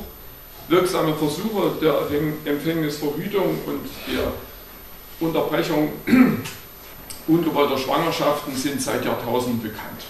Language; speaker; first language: German; native; German